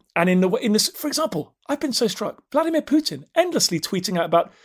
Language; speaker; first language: English; native; English